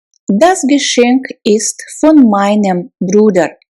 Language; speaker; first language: German; non-native, fluent; Russian